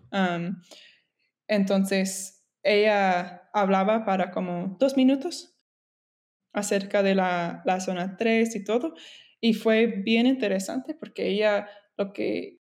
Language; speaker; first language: Spanish; non-native, fluent; English